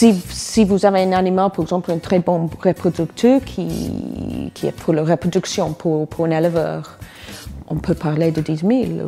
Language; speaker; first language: French; non-native, fluent; English